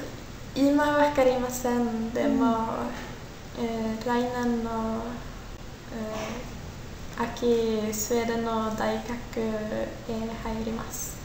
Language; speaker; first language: Japanese; non-native, learner; Swedish